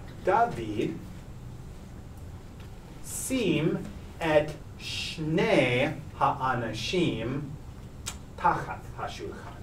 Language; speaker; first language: Hebrew; non-native, fluent; English